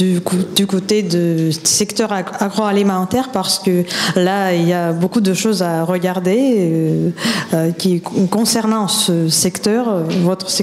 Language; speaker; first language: French; non-native, fluent; Russian